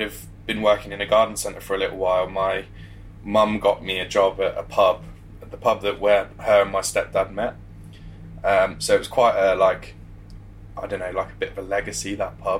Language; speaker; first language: English; native; English